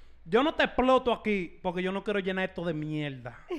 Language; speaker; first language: Spanish; early bilingual, heritage; Spanish